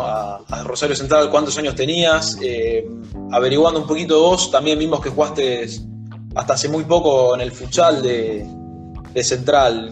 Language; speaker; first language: Spanish; native; Spanish